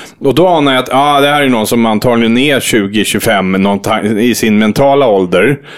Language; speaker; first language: Swedish; native; Swedish